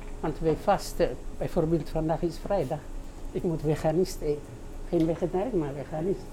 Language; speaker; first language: Dutch; non-native, learner; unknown